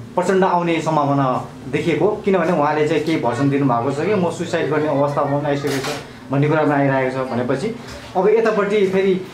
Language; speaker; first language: Nepali; native; Nepali